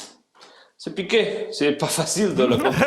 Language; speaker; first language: French; non-native, fluent; Spanish